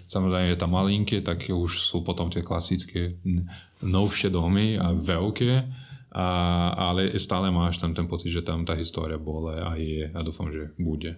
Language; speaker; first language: Slovak; non-native, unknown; Portuguese